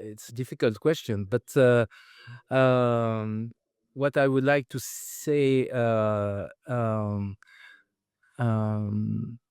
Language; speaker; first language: English; non-native, fluent; French